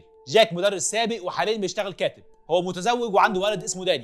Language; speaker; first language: Arabic; native; Arabic